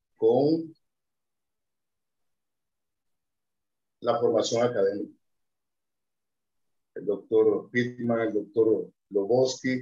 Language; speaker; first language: Spanish; native; Spanish